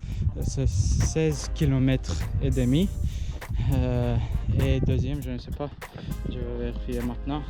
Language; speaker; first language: French; non-native, learner; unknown